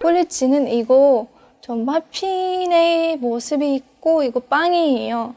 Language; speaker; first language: Korean; non-native, fluent; Russian